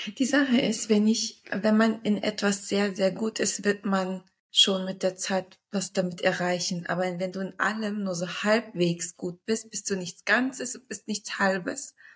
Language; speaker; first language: German; early bilingual, other home language; Turkish